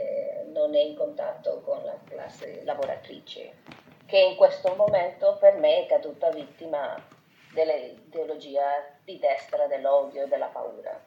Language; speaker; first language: Italian; non-native, fluent; Spanish